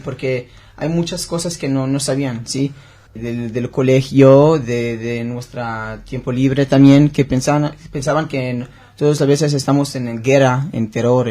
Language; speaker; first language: Spanish; non-native, learner; Hebrew